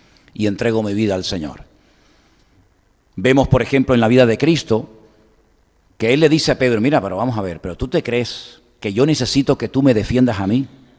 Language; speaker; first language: Spanish; native; Spanish